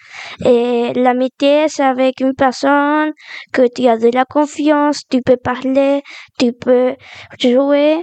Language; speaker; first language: French; non-native, learner; Spanish